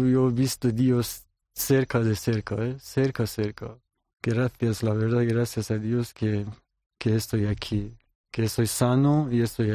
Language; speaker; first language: Spanish; non-native, learner; Persian